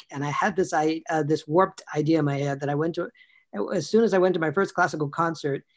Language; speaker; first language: English; native; English